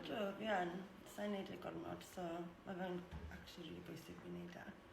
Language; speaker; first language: Welsh; non-native, learner; English